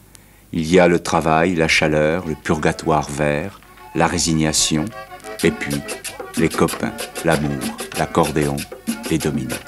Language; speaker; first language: French; native; French